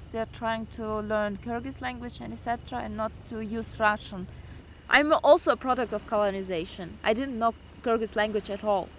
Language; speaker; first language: English; non-native, fluent; Russian